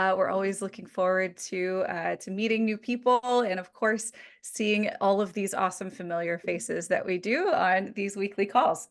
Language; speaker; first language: English; native; English